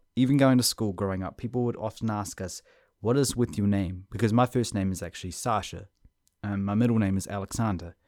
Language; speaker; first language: English; native; English